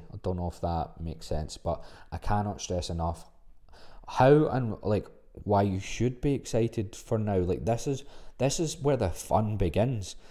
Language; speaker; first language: English; native; English